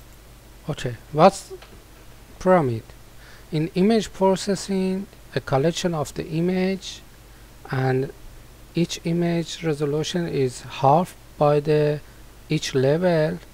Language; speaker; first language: English; non-native, fluent; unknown